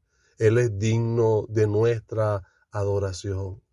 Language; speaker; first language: Spanish; native; Spanish